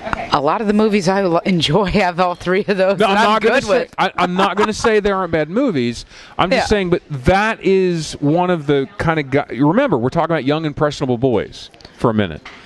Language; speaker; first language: English; native; English